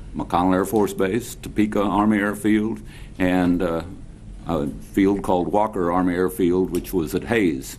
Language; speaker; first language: English; native; English